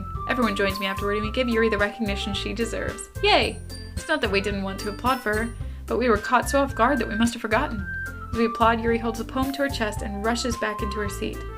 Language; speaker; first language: English; native; English